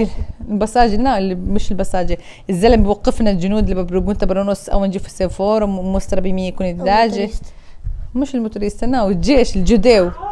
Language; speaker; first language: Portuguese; non-native, learner; Arabic